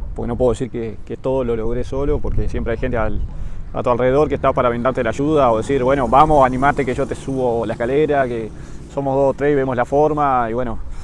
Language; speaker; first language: Spanish; native; Spanish